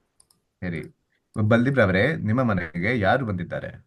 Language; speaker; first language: Kannada; non-native, learner; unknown